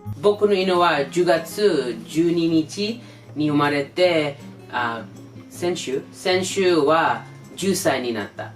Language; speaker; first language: Japanese; non-native, learner; English